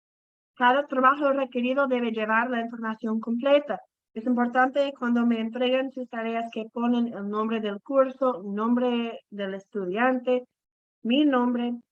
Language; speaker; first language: Spanish; non-native, fluent; English